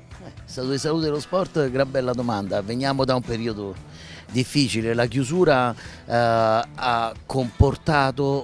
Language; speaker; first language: Italian; native; Italian